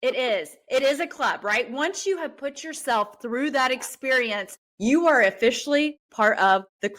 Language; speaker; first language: English; native; English